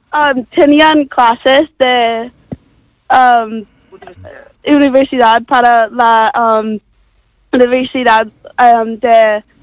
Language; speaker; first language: Spanish; non-native, learner; English